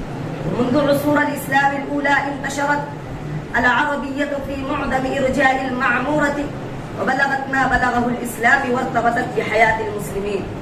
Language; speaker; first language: Arabic; non-native, learner; Urdu